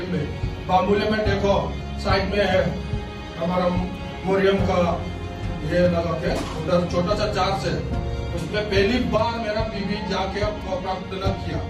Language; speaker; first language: Hindi; non-native, local second language; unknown